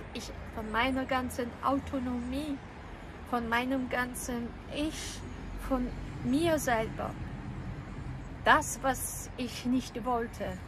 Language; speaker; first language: German; non-native, fluent; Polish